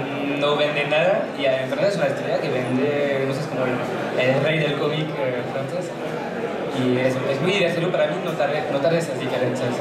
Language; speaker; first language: Spanish; non-native, fluent; French